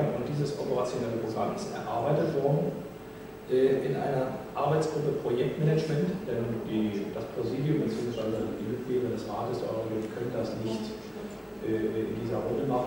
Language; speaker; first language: German; native; German